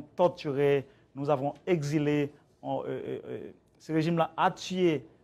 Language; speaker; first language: French; native; French